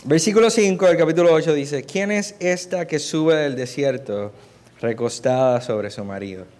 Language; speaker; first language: Spanish; native; Spanish